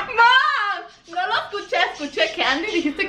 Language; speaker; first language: Spanish; early bilingual, heritage; Spanish